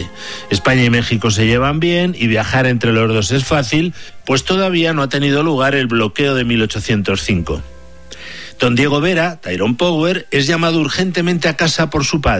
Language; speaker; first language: Spanish; native; Spanish